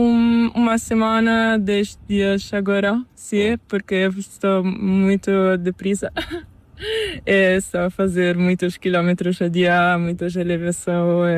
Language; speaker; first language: Spanish; non-native, learner; Portuguese